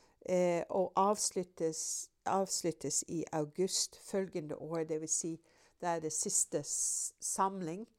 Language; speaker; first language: Norwegian; non-native, fluent; English